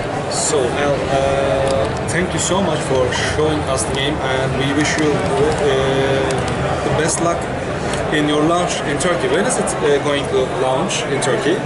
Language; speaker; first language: English; non-native, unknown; Turkish